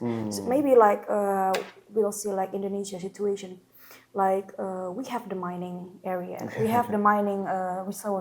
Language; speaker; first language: English; non-native, local second language; Indonesian